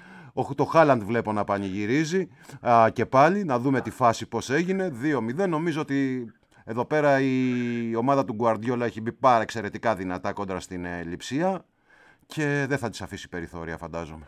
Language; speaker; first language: Greek; native; Greek